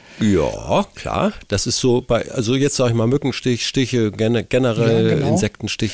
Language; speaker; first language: German; native; German